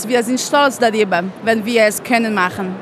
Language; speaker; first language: German; non-native, fluent; Portuguese